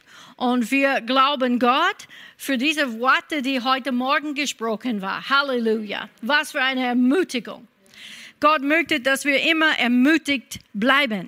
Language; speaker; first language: German; non-native, fluent; English